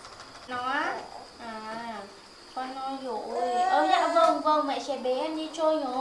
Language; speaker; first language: Vietnamese; native; Vietnamese